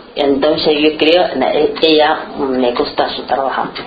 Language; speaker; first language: Spanish; non-native, learner; Chinese